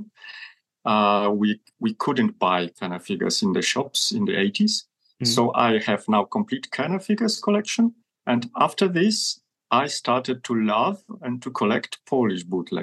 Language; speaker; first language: English; non-native, fluent; Polish